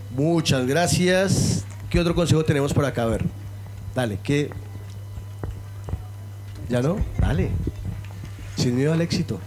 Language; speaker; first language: Spanish; native; Spanish